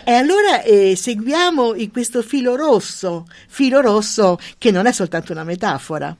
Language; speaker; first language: Italian; native; Italian